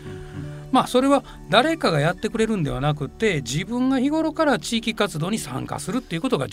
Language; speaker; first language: Japanese; native; Japanese